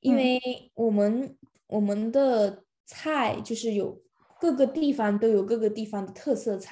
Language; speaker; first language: Chinese; early bilingual, other home language; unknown